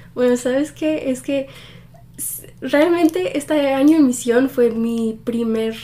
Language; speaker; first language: Spanish; early bilingual, heritage; Spanish